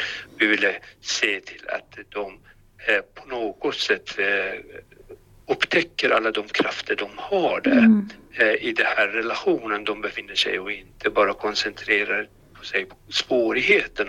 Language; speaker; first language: Swedish; non-native, fluent; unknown